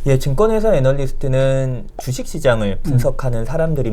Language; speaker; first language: Korean; native; Korean